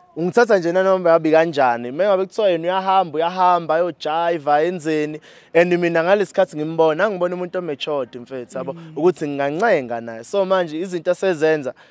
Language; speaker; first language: Zulu; native; Zulu